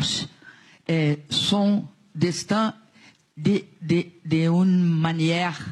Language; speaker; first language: French; non-native, learner; Portuguese